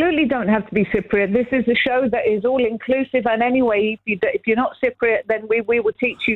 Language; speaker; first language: English; native; English